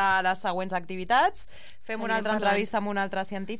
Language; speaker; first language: Catalan; native; Catalan